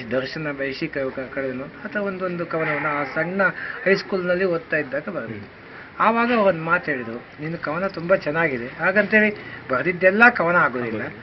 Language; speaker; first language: Kannada; native; Kannada